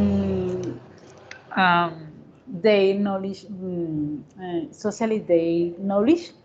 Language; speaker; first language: English; non-native, learner; Spanish